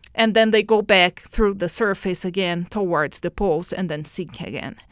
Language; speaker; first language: English; non-native, fluent; Portuguese